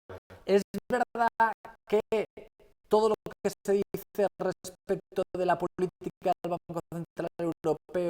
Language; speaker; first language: Spanish; native; Spanish